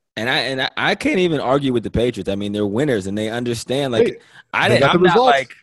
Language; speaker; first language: English; native; English